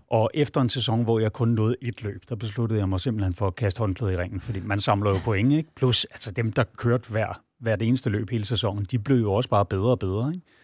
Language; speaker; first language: Danish; native; Danish